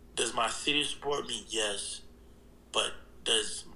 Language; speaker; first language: English; early bilingual, other home language; Haitian Creole